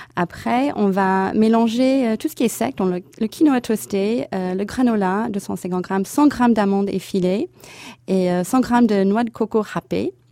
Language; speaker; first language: French; non-native, fluent; English